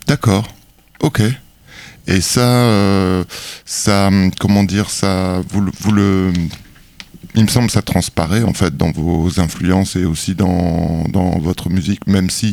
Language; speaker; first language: French; native; French